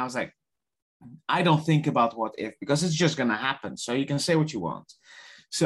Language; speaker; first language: English; non-native, fluent; Dutch